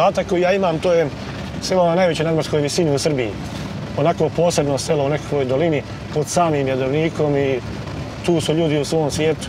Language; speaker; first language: Croatian; native; Croatian